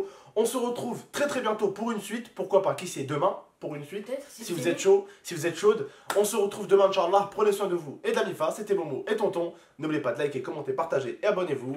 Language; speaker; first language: French; native; French